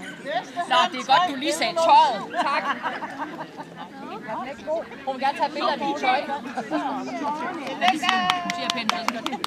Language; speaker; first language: Danish; native; Danish